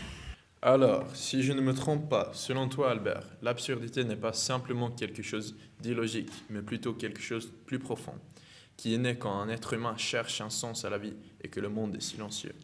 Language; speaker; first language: French; non-native, learner; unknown